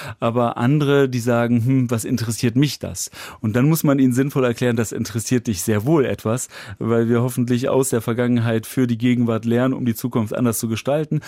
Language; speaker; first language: German; native; German